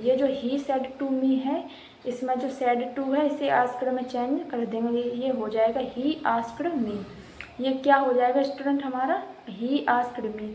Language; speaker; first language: Hindi; native; Hindi